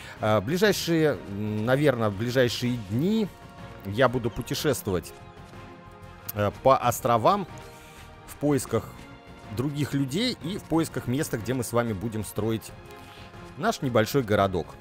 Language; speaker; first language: Russian; native; Russian